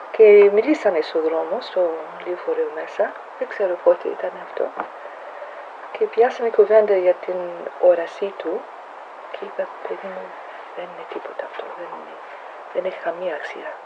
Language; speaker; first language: Greek; non-native, fluent; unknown